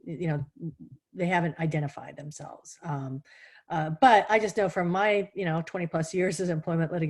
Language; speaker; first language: English; native; English